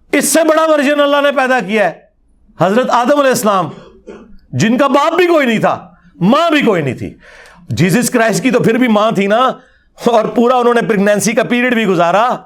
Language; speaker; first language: Urdu; non-native, local second language; Punjabi